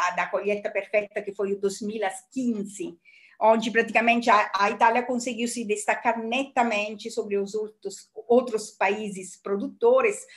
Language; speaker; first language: Portuguese; non-native, fluent; Italian